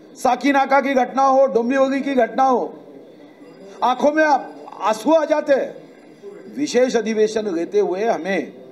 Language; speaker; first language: Hindi; non-native, local second language; Marathi